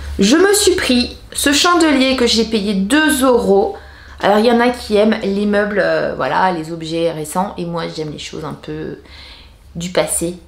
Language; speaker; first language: French; native; French